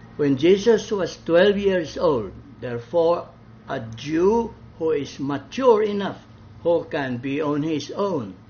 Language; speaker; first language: English; non-native, local second language; Cebuano